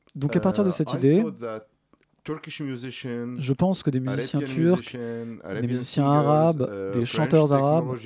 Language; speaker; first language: French; non-native, fluent; Arabic